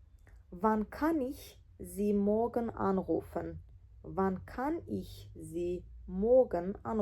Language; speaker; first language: German; non-native, fluent; Georgian